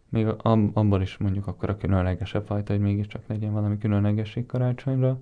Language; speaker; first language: Hungarian; early bilingual, heritage; Hungarian